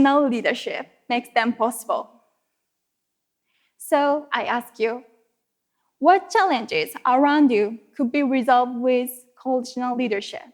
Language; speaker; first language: English; non-native, fluent; Japanese